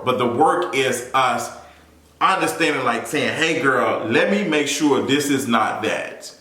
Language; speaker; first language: English; native; English